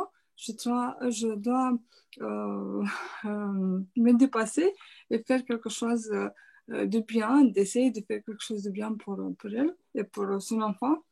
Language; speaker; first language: French; non-native, fluent; Romanian